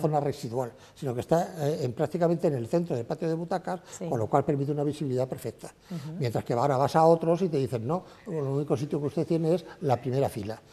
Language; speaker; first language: Spanish; native; Spanish